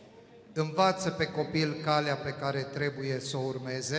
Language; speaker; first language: Romanian; non-native, fluent; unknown